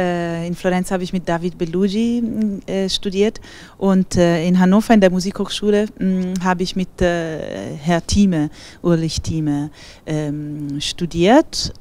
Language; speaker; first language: German; non-native, fluent; Italian